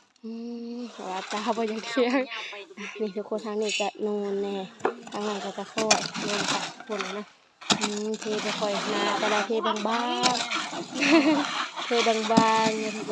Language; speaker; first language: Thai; non-native, local second language; Northeastern Thai